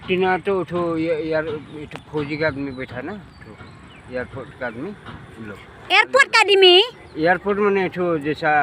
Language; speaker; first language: Hindi; non-native, local second language; Khasi